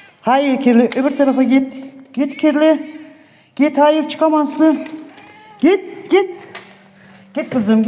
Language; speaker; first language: Turkish; native; Turkish